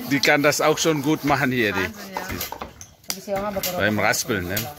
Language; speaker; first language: German; non-native, fluent; Indonesian